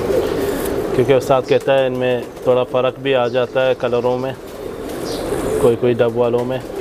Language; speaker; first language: Urdu; native; Urdu